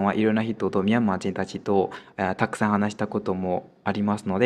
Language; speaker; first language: Japanese; non-native, fluent; Burmese